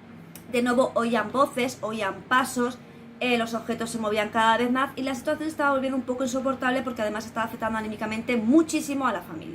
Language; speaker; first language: Spanish; native; Spanish